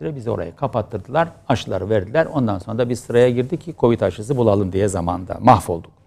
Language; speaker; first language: Turkish; native; Turkish